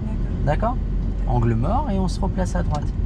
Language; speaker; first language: French; native; French